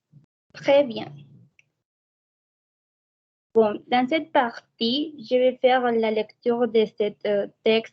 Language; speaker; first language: French; non-native, fluent; Spanish